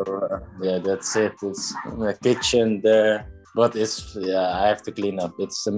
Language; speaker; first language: English; non-native, fluent; Dutch